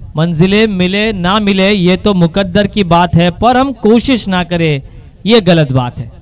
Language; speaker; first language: Hindi; non-native, local second language; Marathi